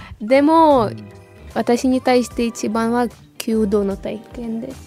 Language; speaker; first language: Japanese; non-native, fluent; Ukrainian